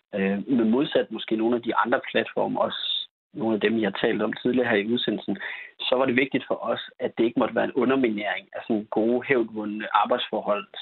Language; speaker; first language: Danish; native; Danish